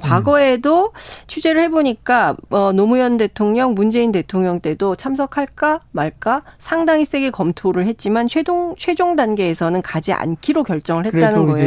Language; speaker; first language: Korean; native; Korean